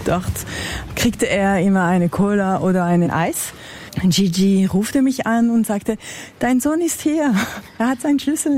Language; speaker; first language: German; non-native, local second language; French